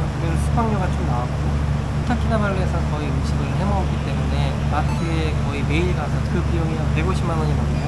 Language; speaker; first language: Korean; native; Korean